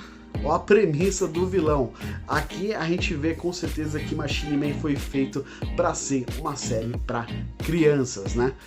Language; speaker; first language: Portuguese; native; Portuguese